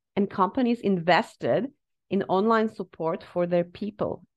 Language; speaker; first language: English; non-native, fluent; Slovak